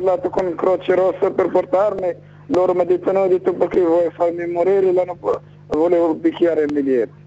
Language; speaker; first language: Italian; non-native, learner; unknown